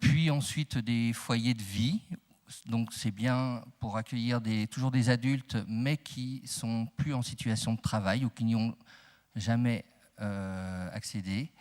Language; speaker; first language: French; native; French